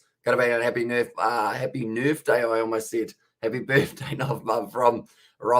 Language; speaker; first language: English; native; English